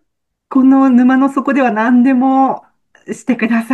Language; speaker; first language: Japanese; native; Japanese